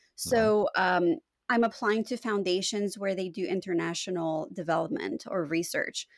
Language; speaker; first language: English; non-native, fluent; Romanian